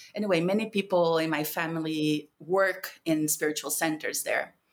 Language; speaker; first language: English; non-native, fluent; Portuguese